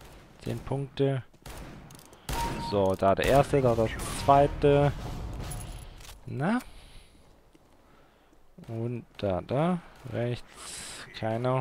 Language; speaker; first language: German; native; German